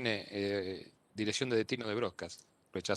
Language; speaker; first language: Spanish; native; Spanish